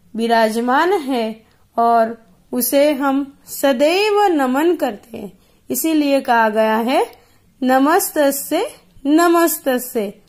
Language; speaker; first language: Hindi; non-native, local second language; Gujarati